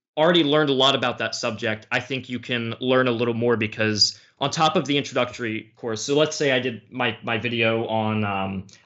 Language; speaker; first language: English; native; English